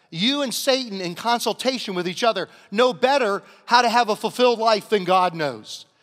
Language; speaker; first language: English; native; English